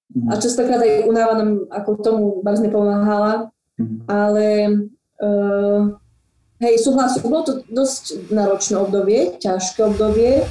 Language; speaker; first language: Slovak; non-native, local second language; Rusyn